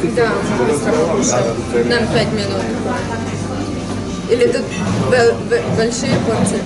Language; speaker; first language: Russian; native; Russian